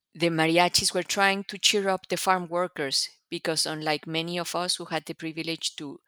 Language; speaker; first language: English; non-native, fluent; Spanish